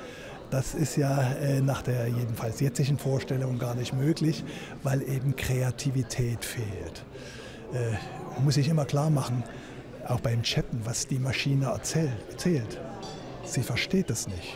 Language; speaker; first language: German; native; German